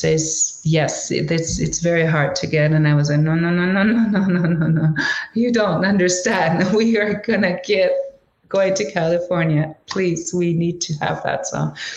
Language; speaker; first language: English; non-native, fluent; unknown